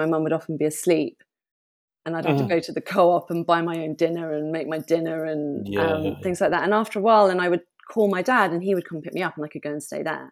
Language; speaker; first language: English; native; English